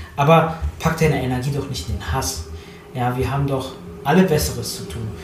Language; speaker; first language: German; early bilingual, other home language; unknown